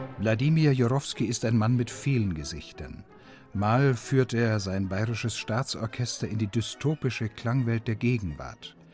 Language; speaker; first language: German; native; German